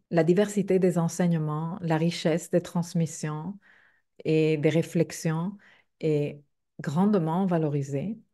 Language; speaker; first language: French; non-native, fluent; Spanish